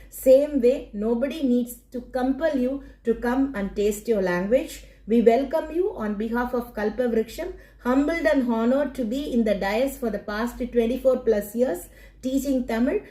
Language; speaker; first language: English; non-native, local second language; Tamil